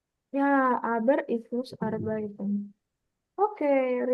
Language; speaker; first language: German; non-native, fluent; Indonesian